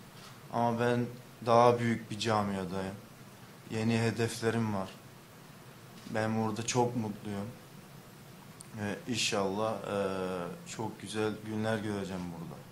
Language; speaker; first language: Turkish; early bilingual, heritage; English